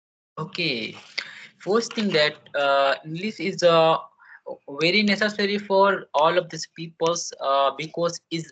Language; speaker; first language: English; non-native, learner; Hindi